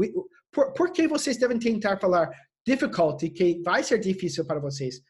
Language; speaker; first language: Portuguese; non-native, fluent; English